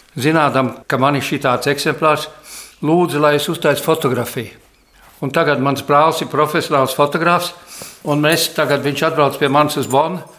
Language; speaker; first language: Latvian; early bilingual, heritage; Latvian